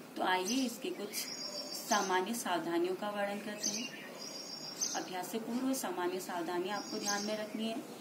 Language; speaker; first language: Hindi; native; Hindi